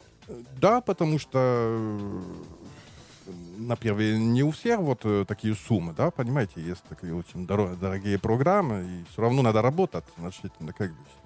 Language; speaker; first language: Russian; non-native, learner; French